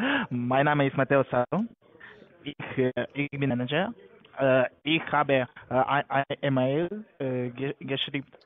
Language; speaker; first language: German; non-native, learner; Latvian